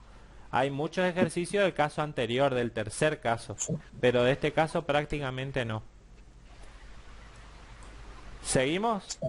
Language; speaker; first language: Spanish; native; Spanish